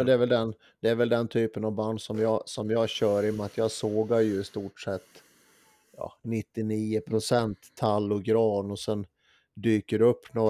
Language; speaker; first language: Swedish; native; Swedish